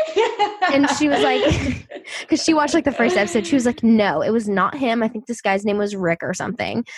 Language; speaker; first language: English; native; English